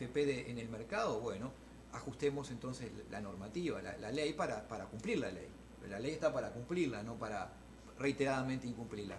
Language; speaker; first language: Spanish; native; Spanish